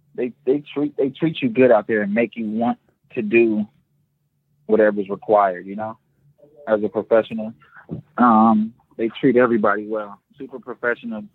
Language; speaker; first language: English; native; English